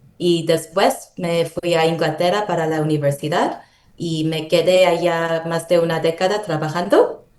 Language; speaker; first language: Spanish; non-native, fluent; Korean